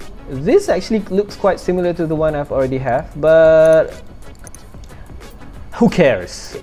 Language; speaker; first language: English; non-native, local second language; Malay